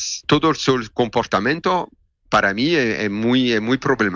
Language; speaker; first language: Spanish; non-native, learner; French